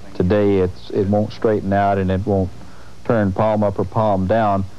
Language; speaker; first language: English; native; English